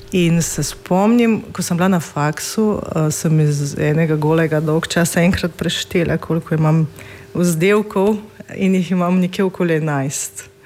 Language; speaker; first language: Slovenian; non-native, fluent; Russian